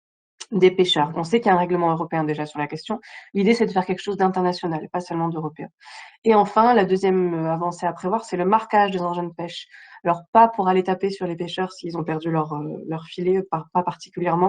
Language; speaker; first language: French; native; French